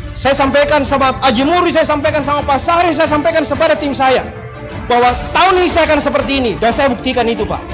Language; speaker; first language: Indonesian; non-native, local second language; Buginese